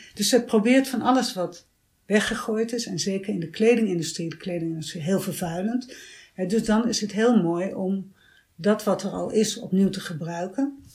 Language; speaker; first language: Dutch; native; Dutch